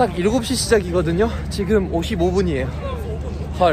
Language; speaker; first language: Korean; non-native, fluent; French